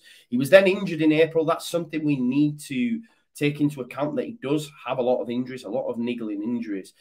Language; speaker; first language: English; native; English